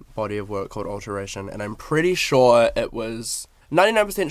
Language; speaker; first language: English; native; English